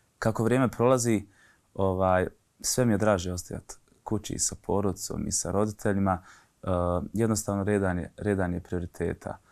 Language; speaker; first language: Bosnian; native; Bosnian